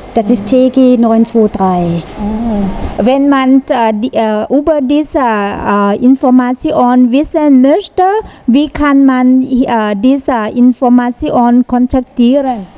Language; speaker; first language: German; non-native, learner; Thai